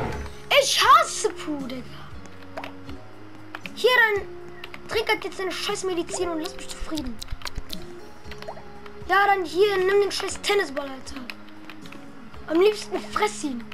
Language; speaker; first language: German; native; German